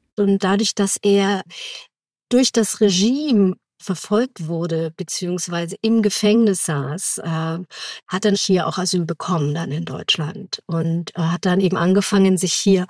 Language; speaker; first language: German; native; German